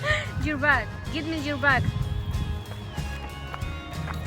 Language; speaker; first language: English; non-native, learner; Spanish